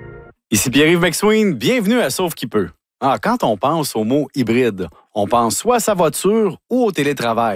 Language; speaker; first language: French; native; French